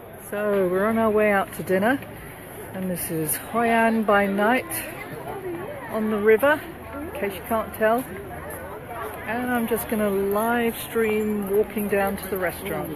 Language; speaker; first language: English; native; English